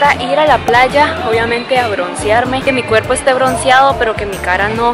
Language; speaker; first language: Spanish; early bilingual, other home language; Cantonese